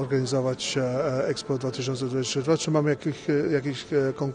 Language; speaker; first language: Polish; early bilingual, heritage; English